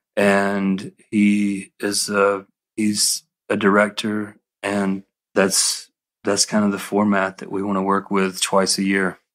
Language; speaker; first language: English; native; English